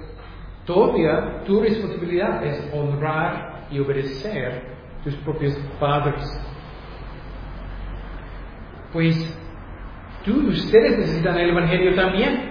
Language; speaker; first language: Spanish; non-native, fluent; English